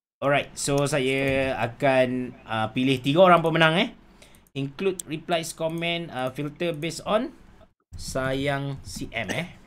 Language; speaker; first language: Malay; native; Malay